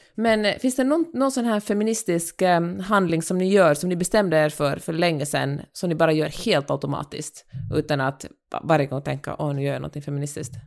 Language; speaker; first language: Swedish; native; Swedish